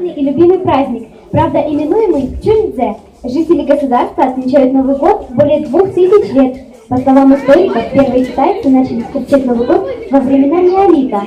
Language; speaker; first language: Russian; native; Russian